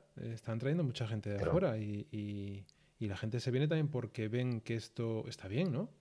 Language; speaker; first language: Spanish; native; Spanish